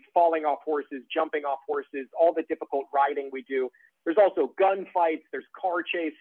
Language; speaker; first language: English; native; English